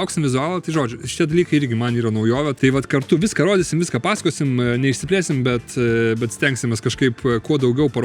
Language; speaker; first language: Lithuanian; native; Lithuanian